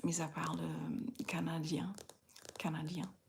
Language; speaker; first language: French; non-native, fluent; English